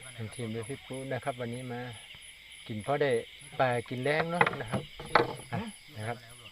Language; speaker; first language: Thai; native; Thai